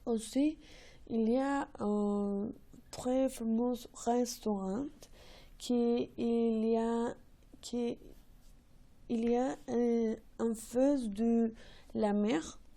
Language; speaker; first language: French; non-native, learner; Spanish